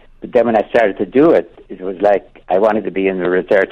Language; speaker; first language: English; native; English